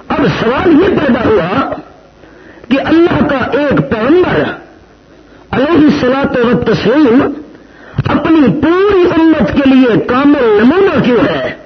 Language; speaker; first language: Urdu; non-native, local second language; Saraiki